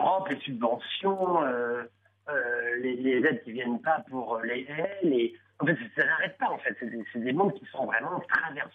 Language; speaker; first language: French; native; French